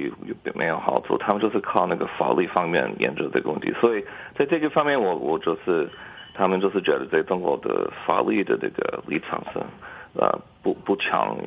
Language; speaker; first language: Chinese; early bilingual, heritage; English